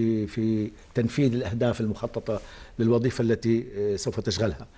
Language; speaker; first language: Arabic; native; Arabic